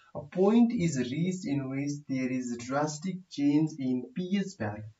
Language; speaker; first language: English; non-native, local second language; Nepali